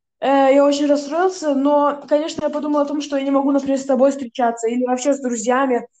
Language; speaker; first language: Russian; early bilingual, heritage; Russian